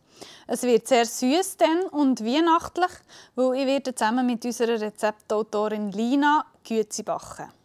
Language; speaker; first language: German; native; German